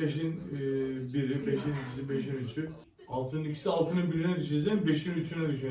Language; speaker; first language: Turkish; native; Turkish